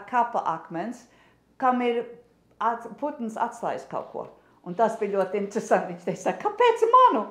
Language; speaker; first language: Latvian; early bilingual, heritage; English